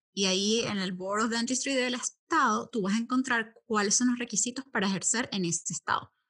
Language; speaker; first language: Spanish; native; Spanish